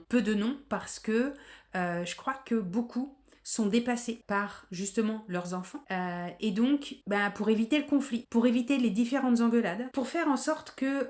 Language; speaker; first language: French; native; French